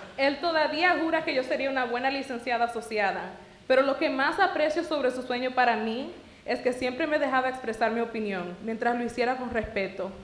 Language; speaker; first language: Spanish; early bilingual, other home language; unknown